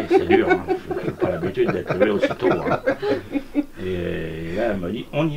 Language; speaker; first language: French; native; French